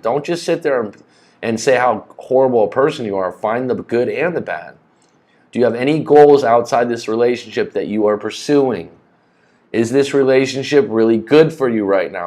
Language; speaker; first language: English; native; English